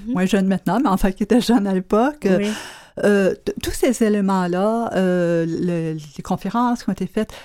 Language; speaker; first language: French; native; French